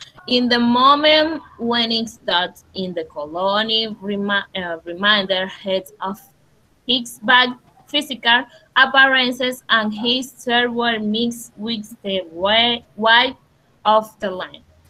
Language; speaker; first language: English; non-native, learner; Spanish